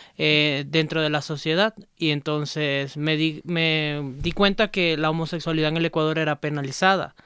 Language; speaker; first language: Spanish; native; Spanish